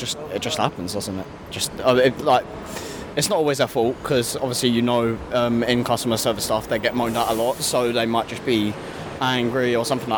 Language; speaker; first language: English; native; English